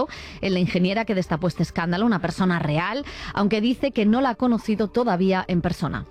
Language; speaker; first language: Spanish; native; Spanish